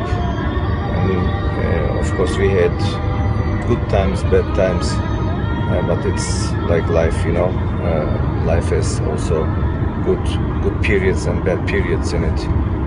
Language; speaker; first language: English; non-native, fluent; Turkish